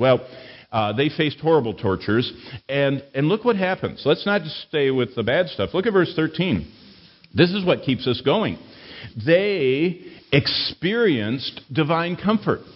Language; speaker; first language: English; native; English